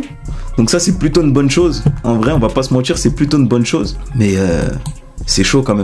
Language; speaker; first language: French; native; French